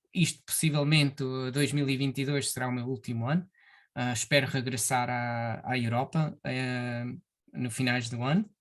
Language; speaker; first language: Portuguese; early bilingual, heritage; Portuguese